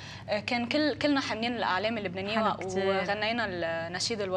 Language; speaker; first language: Arabic; native; Arabic